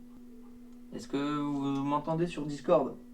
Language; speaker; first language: French; native; French